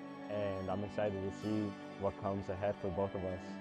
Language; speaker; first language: English; early bilingual, other home language; Spanish